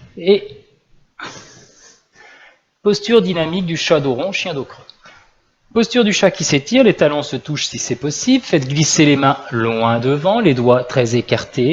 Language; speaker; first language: French; native; French